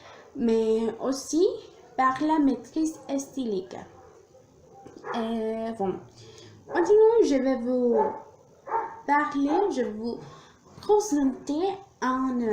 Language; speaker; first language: French; non-native, learner; Spanish